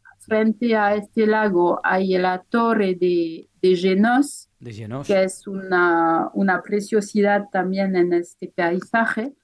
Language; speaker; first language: Spanish; non-native, fluent; French